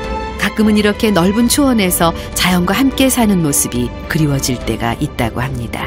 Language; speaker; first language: Korean; native; Korean